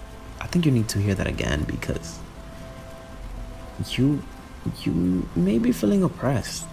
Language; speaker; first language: English; native; English